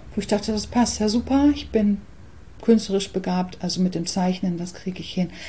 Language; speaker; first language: German; early bilingual, other home language; English